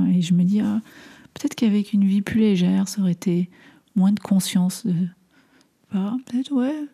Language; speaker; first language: French; early bilingual, other home language; Armenian